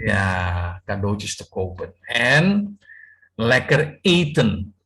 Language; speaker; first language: Dutch; non-native, learner; Indonesian